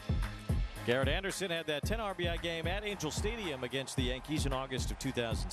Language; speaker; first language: English; native; English